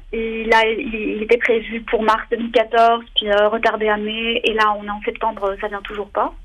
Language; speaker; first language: French; non-native, local second language; Arabic